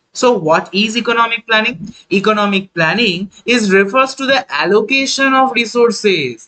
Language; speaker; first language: English; non-native, local second language; Bangla